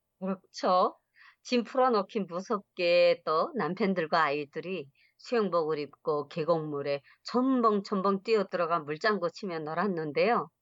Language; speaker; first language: Korean; native; Korean